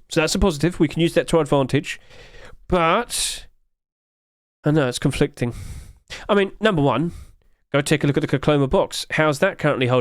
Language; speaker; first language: English; native; English